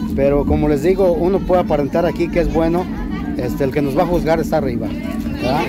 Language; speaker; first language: Spanish; native; Spanish